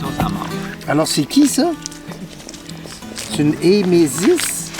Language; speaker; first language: French; native; French